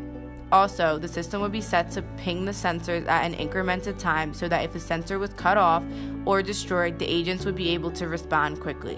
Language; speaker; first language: English; native; English